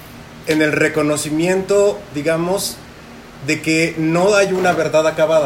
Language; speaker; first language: Spanish; native; Spanish